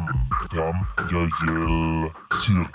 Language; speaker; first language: Russian; non-native, learner; German